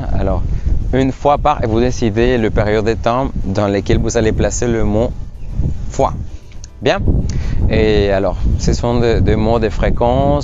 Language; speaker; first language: French; non-native, fluent; Spanish